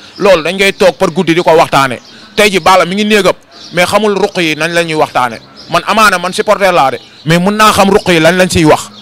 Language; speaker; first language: Wolof; native; Wolof